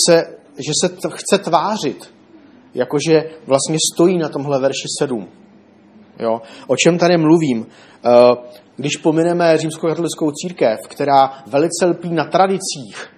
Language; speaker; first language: Czech; native; Czech